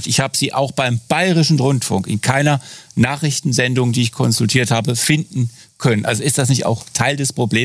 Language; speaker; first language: German; native; German